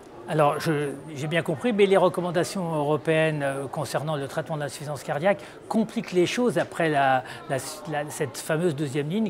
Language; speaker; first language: French; native; French